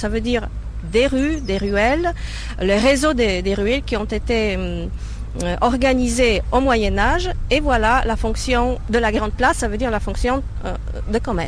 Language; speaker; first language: French; non-native, fluent; Polish